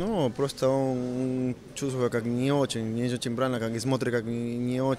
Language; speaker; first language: Russian; non-native, learner; Spanish